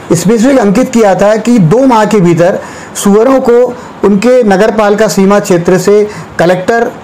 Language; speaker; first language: Hindi; native; Hindi